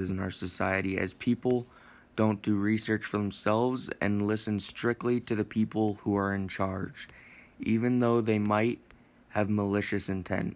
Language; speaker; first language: English; native; English